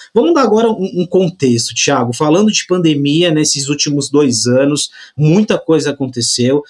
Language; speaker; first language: Portuguese; native; Portuguese